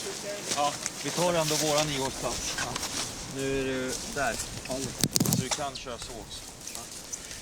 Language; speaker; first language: Swedish; native; Swedish